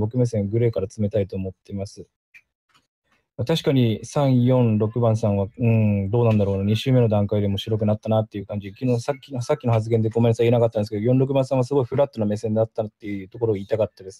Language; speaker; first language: Japanese; native; Japanese